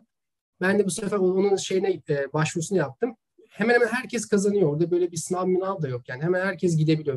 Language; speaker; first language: Turkish; native; Turkish